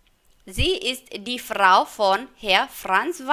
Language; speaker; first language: German; non-native, fluent; Hindi